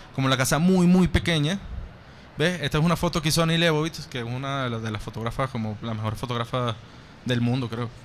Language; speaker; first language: Spanish; native; Spanish